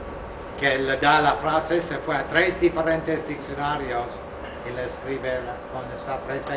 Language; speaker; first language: Spanish; non-native, fluent; English